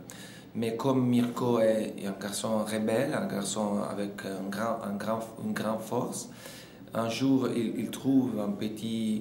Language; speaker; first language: French; non-native, fluent; Italian